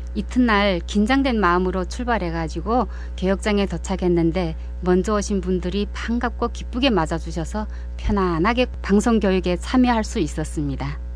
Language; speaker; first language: Korean; early bilingual, heritage; Korean